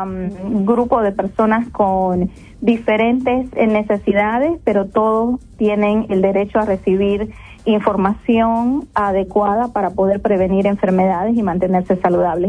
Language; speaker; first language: Spanish; native; Spanish